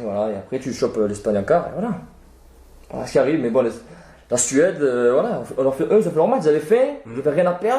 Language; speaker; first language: French; native; French